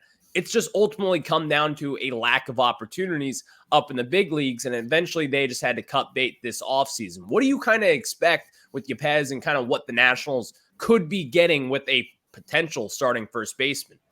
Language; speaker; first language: English; native; English